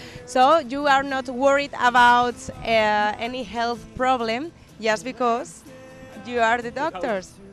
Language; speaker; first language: English; non-native, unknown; Spanish